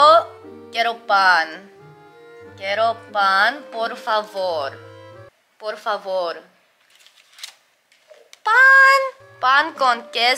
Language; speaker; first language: Spanish; non-native, learner; English